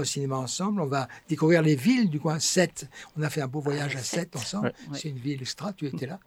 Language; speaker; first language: French; native; French